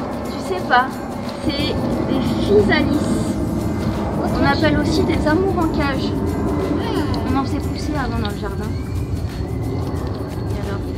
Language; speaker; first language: French; native; French